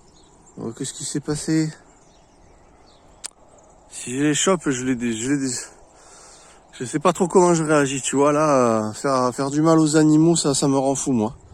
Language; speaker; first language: French; native; French